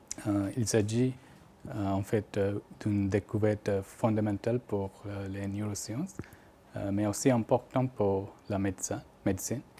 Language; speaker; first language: French; non-native, fluent; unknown